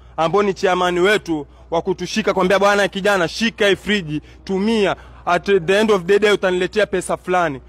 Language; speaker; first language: Swahili; native; Swahili